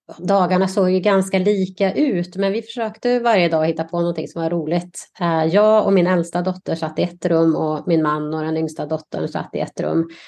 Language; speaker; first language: Swedish; native; Swedish